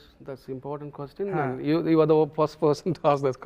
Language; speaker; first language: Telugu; non-native, learner; Tamil